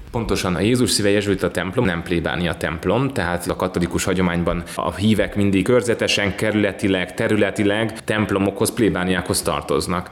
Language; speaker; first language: Hungarian; native; Hungarian